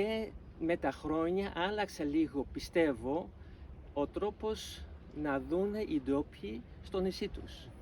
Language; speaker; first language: Greek; non-native, fluent; Dutch